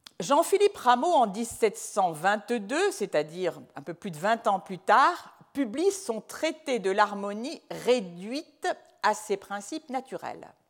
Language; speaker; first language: French; native; French